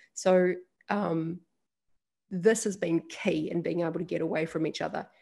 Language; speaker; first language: English; native; English